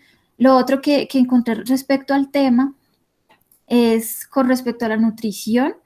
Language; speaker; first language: Spanish; native; Spanish